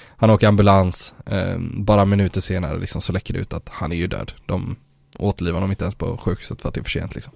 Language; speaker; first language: Swedish; native; Swedish